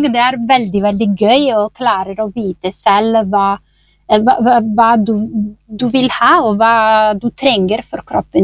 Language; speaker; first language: Norwegian; non-native, fluent; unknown